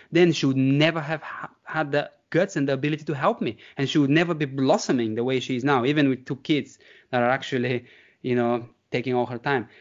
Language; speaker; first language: English; non-native, fluent; Bulgarian